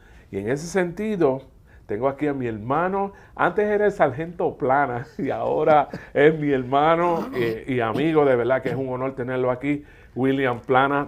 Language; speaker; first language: Spanish; native; Spanish